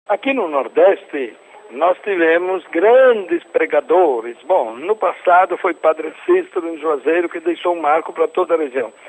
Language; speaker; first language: Portuguese; non-native, fluent; Italian